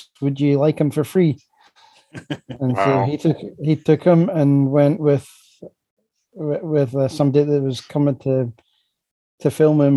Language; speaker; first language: English; native; English